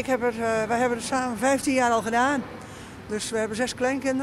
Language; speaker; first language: Dutch; native; Dutch